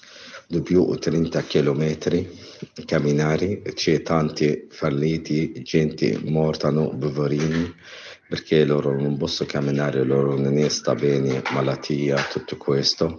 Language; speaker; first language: Italian; non-native, learner; Arabic